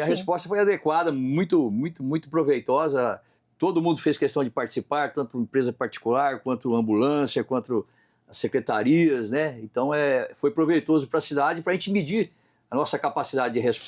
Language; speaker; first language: Portuguese; native; Portuguese